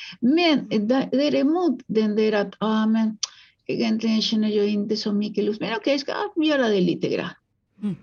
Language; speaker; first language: Swedish; non-native, fluent; Spanish